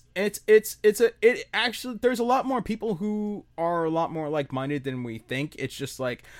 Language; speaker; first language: English; early bilingual, other home language; Spanish